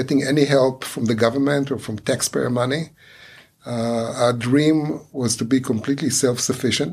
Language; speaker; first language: English; non-native, fluent; Hebrew